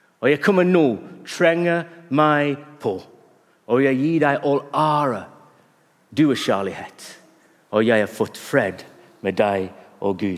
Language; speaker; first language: Norwegian; non-native, fluent; English